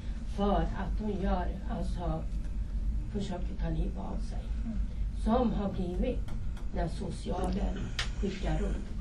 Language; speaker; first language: Swedish; non-native, fluent; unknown